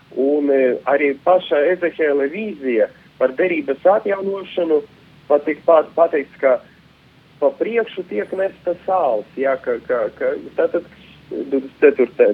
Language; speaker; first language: Latvian; non-native, local second language; Russian